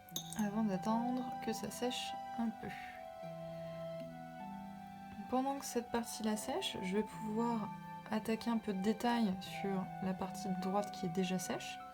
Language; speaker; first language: French; native; French